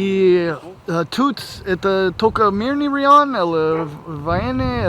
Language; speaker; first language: Russian; non-native, learner; English